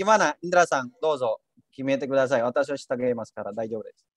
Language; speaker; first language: Japanese; non-native, learner; Indonesian